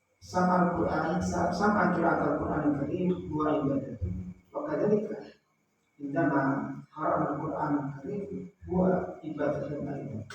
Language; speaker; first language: Arabic; non-native, fluent; Indonesian